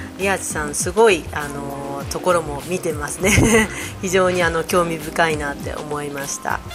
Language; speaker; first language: Japanese; native; Japanese